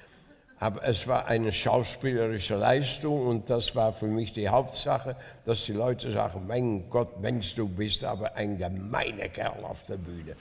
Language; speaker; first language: German; non-native, fluent; Dutch